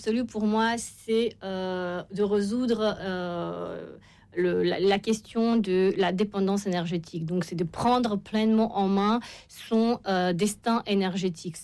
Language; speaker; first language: French; non-native, fluent; Romanian